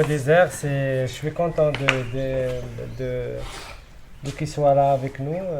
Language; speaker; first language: French; non-native, local second language; Arabic